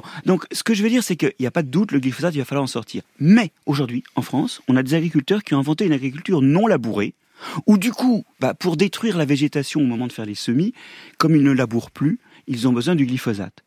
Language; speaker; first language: French; native; French